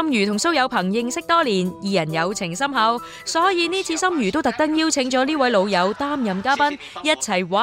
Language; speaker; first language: Chinese; native; Chinese